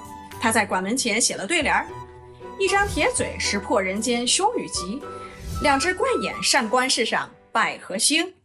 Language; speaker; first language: Chinese; native; Chinese